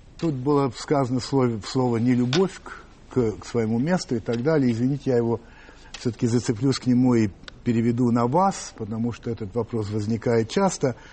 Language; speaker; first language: Russian; non-native, fluent; French